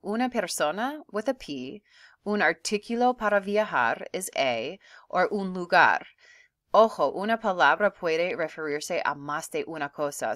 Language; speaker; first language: Spanish; non-native, fluent; English